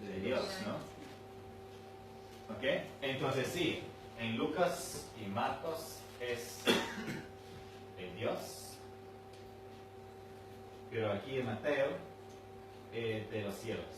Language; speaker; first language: Spanish; non-native, fluent; English